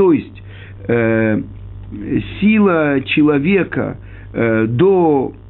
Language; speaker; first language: Russian; native; Russian